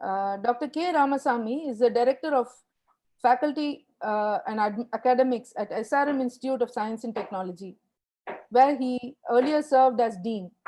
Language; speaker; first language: English; non-native, local second language; Tamil